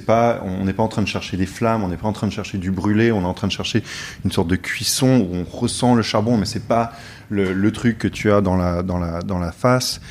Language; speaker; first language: French; non-native, fluent; English